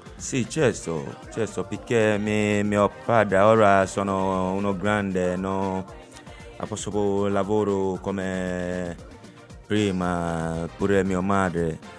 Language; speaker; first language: Italian; non-native, learner; Akan